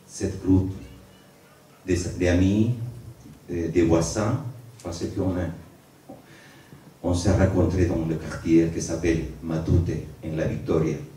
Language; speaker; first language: French; non-native, learner; Spanish